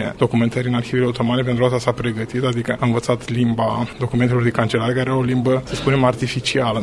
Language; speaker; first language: Romanian; native; Romanian